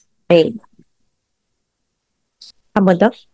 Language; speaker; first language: Korean; non-native, fluent; Filipino